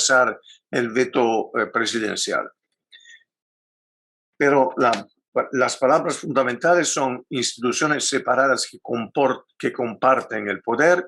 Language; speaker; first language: Spanish; non-native, fluent; Italian